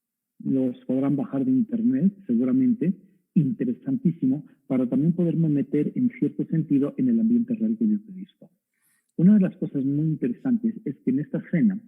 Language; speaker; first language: Spanish; native; Spanish